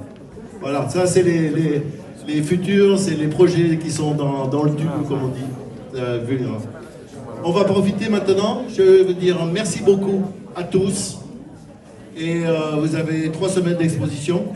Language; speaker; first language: French; native; French